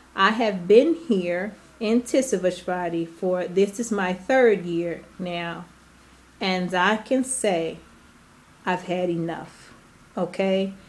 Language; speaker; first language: English; native; English